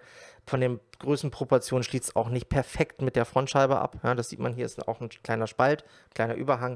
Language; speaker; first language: German; native; German